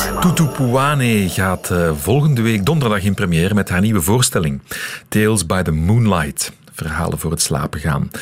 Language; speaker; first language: Dutch; native; Dutch